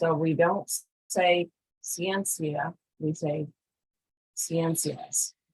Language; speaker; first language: Spanish; non-native, fluent; English